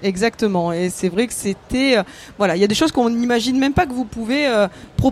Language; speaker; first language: French; native; French